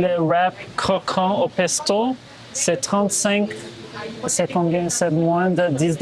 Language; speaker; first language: French; non-native, fluent; Portuguese